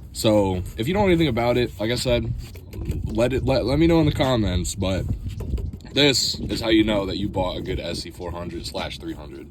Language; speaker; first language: English; native; English